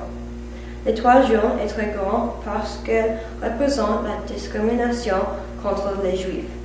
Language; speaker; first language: French; non-native, learner; English